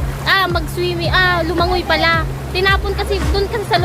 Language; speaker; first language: Filipino; non-native, local second language; Bikol